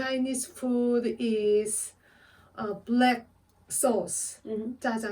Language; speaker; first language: English; non-native, learner; Korean